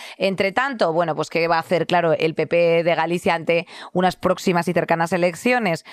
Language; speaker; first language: Spanish; native; Spanish